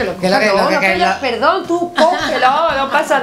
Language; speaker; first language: Spanish; native; Spanish